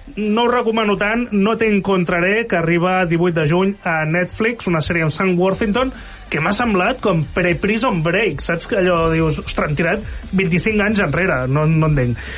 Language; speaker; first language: Catalan; native; Catalan